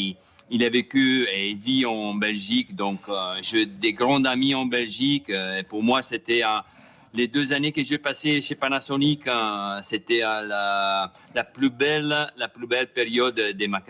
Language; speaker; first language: French; non-native, fluent; Italian